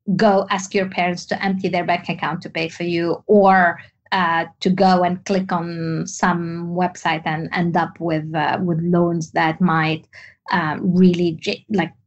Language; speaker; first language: English; non-native, fluent; Arabic